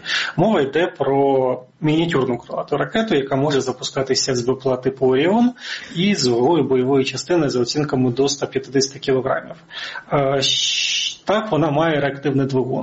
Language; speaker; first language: Ukrainian; native; Ukrainian